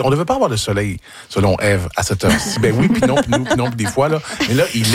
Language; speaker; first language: French; native; French